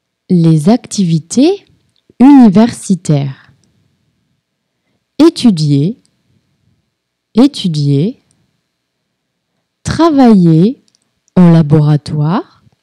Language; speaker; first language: French; non-native, fluent; Portuguese